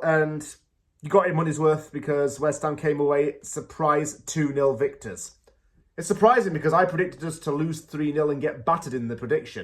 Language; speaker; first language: English; native; English